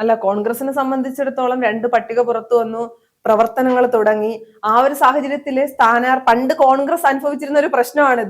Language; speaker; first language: Malayalam; native; Malayalam